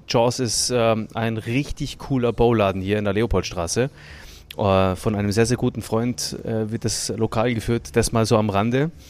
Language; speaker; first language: German; native; German